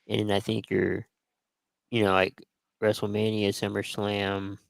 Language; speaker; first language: English; native; English